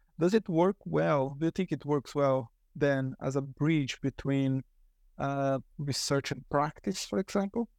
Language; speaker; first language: English; non-native, fluent; Portuguese